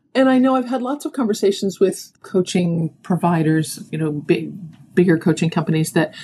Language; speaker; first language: English; native; English